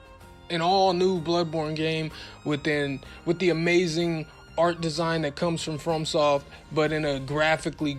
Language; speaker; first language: English; native; English